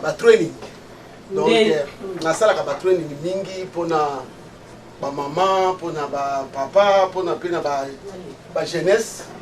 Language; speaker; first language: Lingala; non-native, local second language; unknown